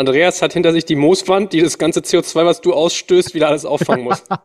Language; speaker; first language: German; native; German